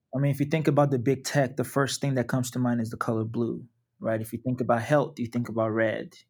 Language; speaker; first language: English; non-native, local second language; Yoruba